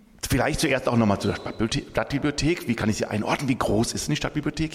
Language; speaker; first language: German; native; German